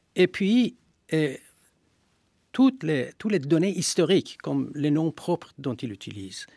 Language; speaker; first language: French; non-native, fluent; Persian